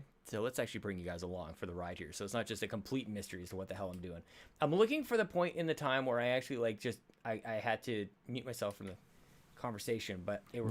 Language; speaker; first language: English; native; English